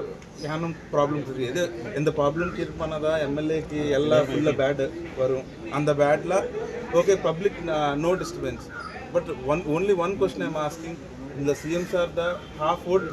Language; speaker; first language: Tamil; non-native, local second language; Telugu